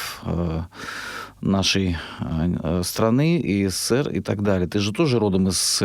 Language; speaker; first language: Russian; native; Russian